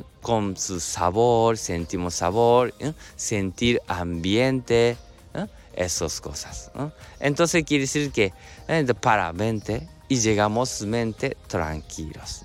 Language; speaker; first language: Spanish; non-native, learner; Japanese